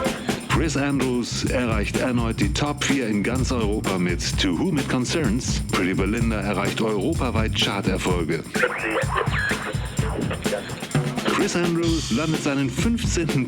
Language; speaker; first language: German; native; German